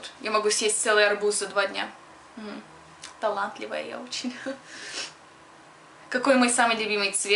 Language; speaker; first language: Russian; early bilingual, other home language; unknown